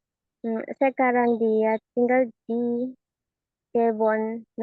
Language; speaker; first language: Indonesian; non-native, learner; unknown